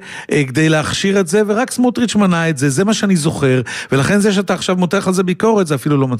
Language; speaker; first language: Hebrew; native; Hebrew